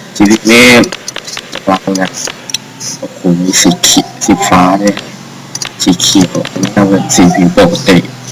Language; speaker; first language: Thai; native; Thai